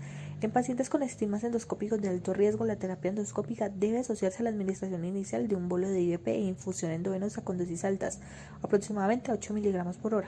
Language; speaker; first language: Spanish; native; Spanish